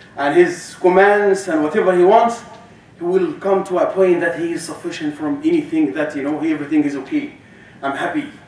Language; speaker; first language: English; non-native, fluent; Arabic